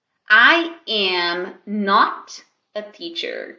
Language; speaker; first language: English; non-native, fluent; Portuguese